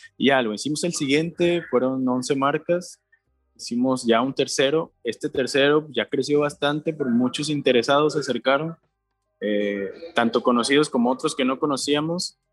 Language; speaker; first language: Spanish; native; Spanish